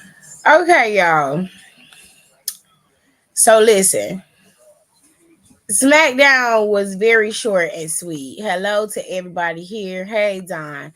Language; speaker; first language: English; native; English